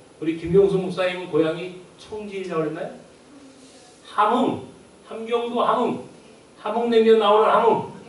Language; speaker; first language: Korean; native; Korean